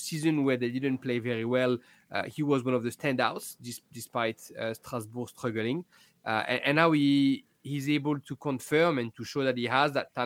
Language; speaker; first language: English; non-native, fluent; French